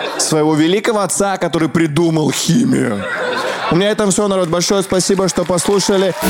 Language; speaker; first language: Russian; native; Russian